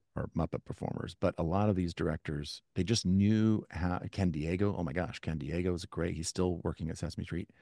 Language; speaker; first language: English; native; English